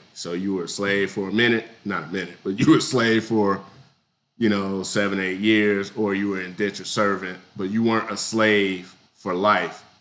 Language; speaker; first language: English; native; English